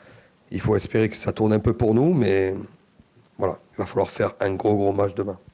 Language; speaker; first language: French; native; French